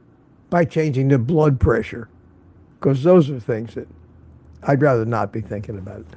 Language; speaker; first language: English; native; English